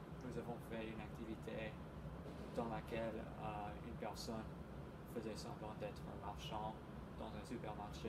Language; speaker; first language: French; non-native, fluent; English